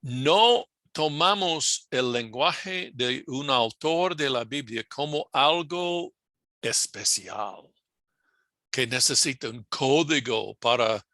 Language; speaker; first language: Spanish; non-native, fluent; English